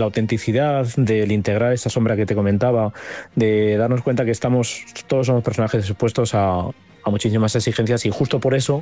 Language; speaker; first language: Spanish; native; Spanish